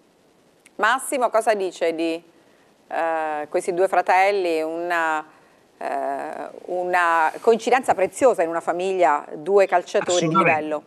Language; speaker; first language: Italian; native; Italian